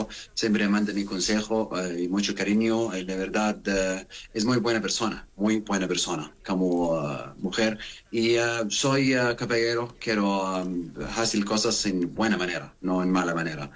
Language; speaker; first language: Spanish; non-native, learner; Arabic